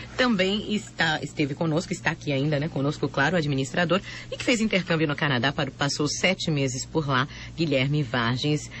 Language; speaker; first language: Portuguese; native; Portuguese